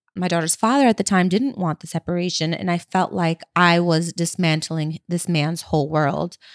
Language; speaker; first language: English; early bilingual, other home language; Spanish